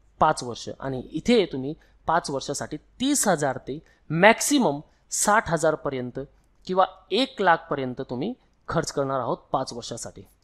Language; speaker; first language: Marathi; non-native, local second language; Hindi